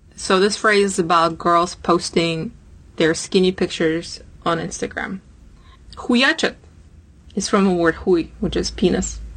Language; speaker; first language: English; non-native, fluent; Russian